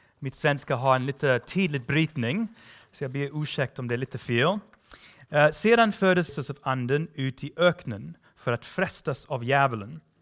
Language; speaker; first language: Swedish; non-native, fluent; English